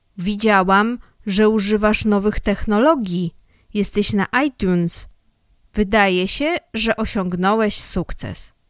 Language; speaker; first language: Polish; non-native, fluent; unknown